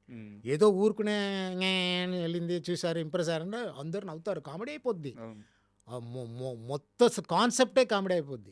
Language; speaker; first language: Telugu; non-native, learner; Tamil